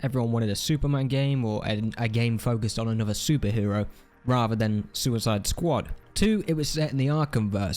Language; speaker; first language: English; native; English